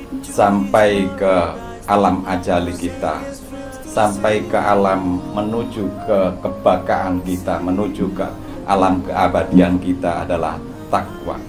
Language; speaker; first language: Indonesian; native; Indonesian